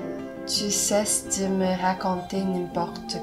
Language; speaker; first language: French; non-native, learner; English